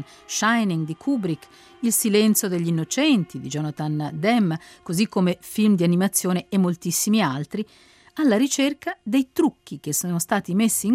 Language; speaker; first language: Italian; native; Italian